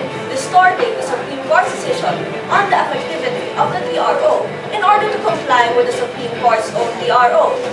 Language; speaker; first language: English; non-native, local second language; Filipino